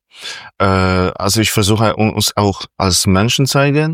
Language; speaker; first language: German; non-native, fluent; Polish